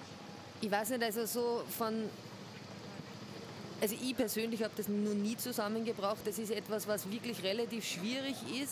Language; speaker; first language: German; native; German